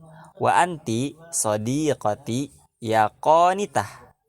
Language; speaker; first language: Arabic; non-native, learner; Indonesian